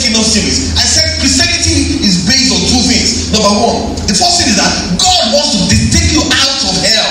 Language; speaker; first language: English; non-native, local second language; Yoruba